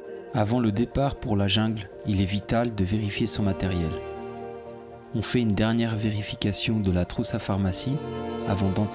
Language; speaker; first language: French; native; French